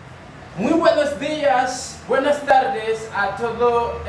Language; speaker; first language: Spanish; non-native, learner; Haitian Creole